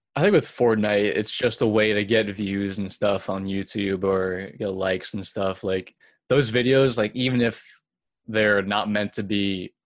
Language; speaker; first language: English; native; English